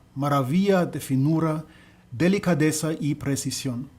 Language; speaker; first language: Spanish; non-native, learner; German